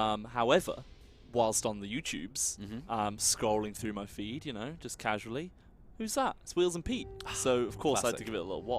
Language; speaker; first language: English; native; English